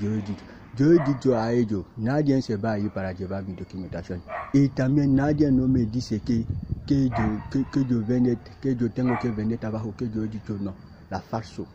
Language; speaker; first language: Spanish; non-native, learner; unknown